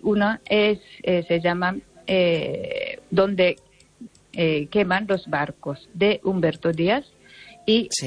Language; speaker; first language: Spanish; non-native, learner; Japanese